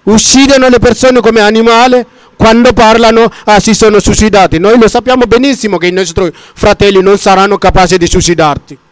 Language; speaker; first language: Italian; non-native, fluent; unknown